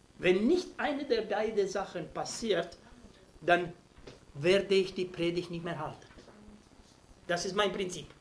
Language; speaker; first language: German; non-native, fluent; Romanian